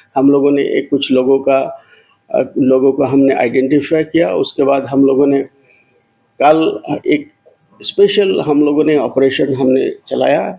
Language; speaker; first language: Hindi; non-native, local second language; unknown